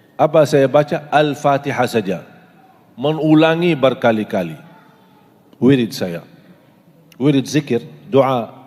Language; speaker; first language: Malay; non-native, fluent; Arabic